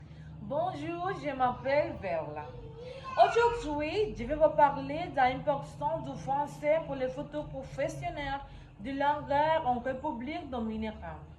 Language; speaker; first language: French; non-native, learner; Spanish